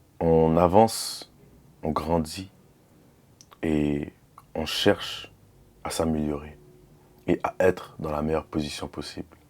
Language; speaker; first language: French; native; French